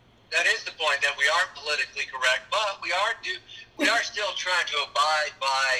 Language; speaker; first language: English; early bilingual, other home language; Spanish